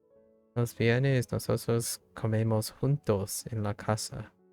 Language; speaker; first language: Spanish; non-native, learner; English